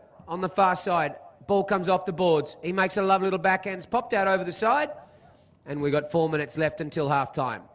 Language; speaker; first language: English; native; English